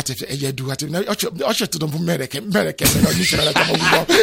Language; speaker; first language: Hungarian; non-native, fluent; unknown